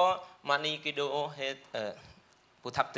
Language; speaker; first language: Korean; non-native, learner; Khmer